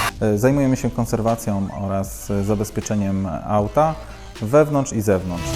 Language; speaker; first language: Polish; native; Polish